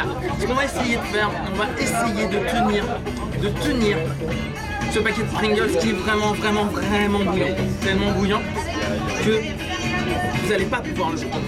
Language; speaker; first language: French; native; French